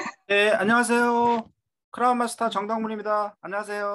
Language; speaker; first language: Korean; native; Korean